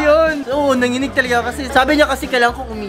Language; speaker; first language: Filipino; native; Filipino